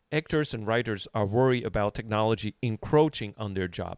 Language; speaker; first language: English; non-native, fluent; Chinese